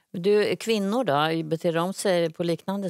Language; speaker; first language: Swedish; native; Swedish